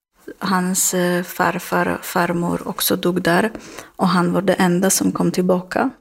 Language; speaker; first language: Swedish; non-native, learner; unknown